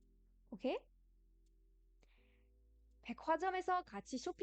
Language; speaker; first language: Korean; non-native, fluent; French